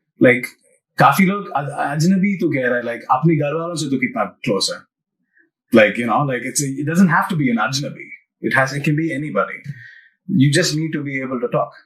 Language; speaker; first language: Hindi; non-native, local second language; Malayalam